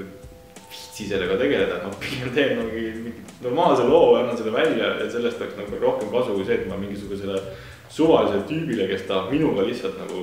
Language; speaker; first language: Estonian; native; Estonian